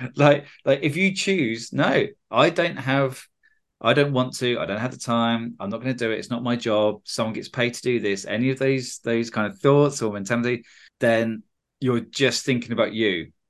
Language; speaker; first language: English; native; English